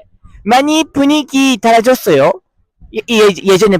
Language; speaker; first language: Korean; non-native, learner; Japanese